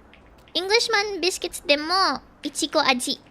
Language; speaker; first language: Japanese; non-native, learner; Filipino